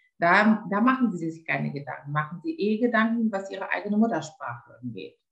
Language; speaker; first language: German; non-native, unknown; Lithuanian